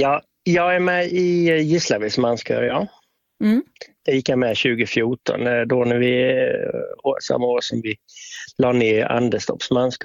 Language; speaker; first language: Swedish; native; Swedish